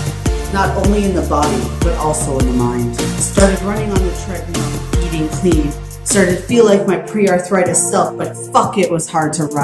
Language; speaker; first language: English; native; English